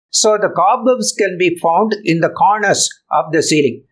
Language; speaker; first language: English; non-native, local second language; Tamil